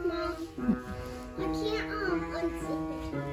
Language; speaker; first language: English; native; English